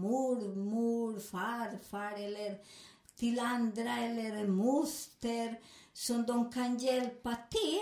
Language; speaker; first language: Swedish; non-native, fluent; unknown